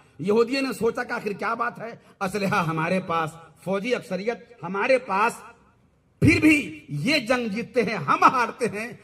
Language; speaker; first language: Urdu; native; Urdu